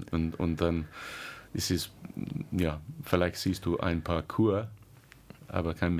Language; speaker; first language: German; non-native, learner; English